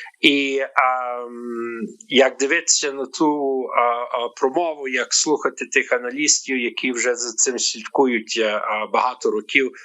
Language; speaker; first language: Ukrainian; early bilingual, heritage; Ukrainian